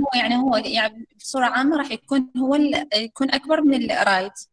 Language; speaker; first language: Arabic; native; Arabic